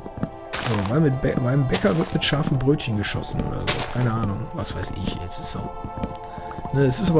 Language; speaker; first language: German; native; German